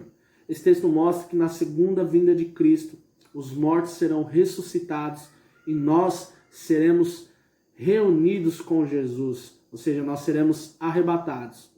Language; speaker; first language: Portuguese; native; Portuguese